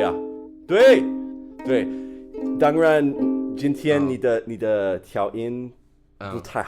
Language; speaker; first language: Chinese; non-native, fluent; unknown